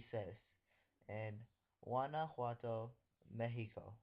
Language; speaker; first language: Spanish; non-native, learner; English